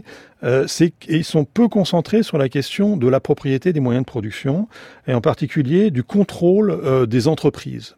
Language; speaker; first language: French; native; French